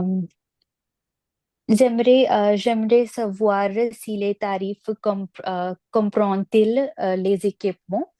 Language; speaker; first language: French; non-native, learner; Punjabi